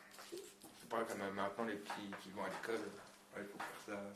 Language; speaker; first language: French; native; French